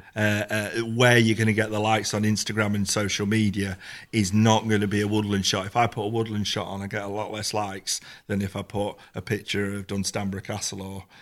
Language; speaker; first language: English; native; English